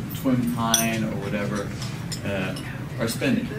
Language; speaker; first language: English; non-native, fluent; Danish